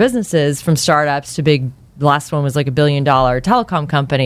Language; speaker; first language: English; native; English